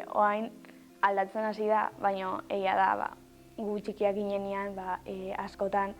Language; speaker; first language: Basque; non-native, local second language; Spanish